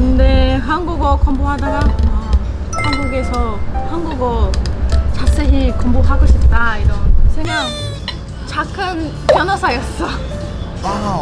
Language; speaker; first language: Korean; non-native, learner; Portuguese